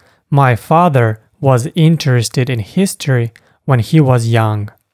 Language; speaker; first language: English; non-native, fluent; Ukrainian